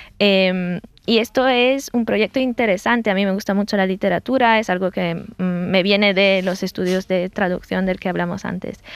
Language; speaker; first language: Spanish; non-native, fluent; Italian